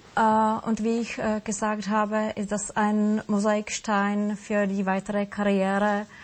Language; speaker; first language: German; non-native, fluent; Czech